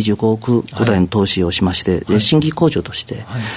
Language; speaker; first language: Japanese; non-native, fluent; Chinese